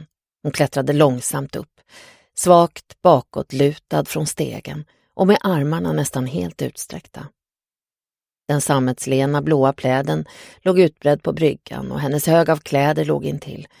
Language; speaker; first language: Swedish; native; Swedish